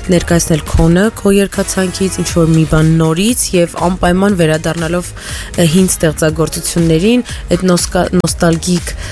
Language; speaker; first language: Armenian; native; Armenian